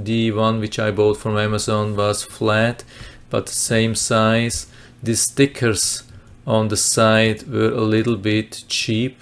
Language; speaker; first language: English; non-native, fluent; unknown